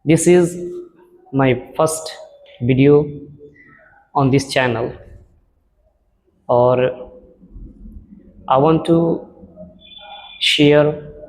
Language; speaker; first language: English; non-native, learner; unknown